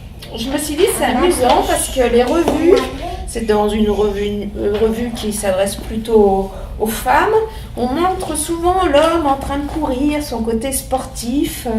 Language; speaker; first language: French; native; French